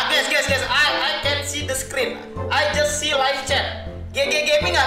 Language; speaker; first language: English; non-native, learner; Indonesian